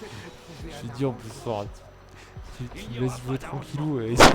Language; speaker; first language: French; native; French